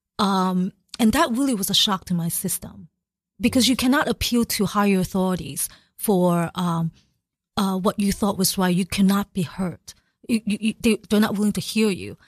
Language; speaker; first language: English; early bilingual, other home language; Cantonese